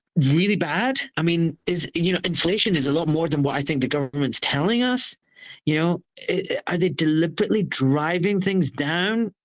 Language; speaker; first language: English; native; English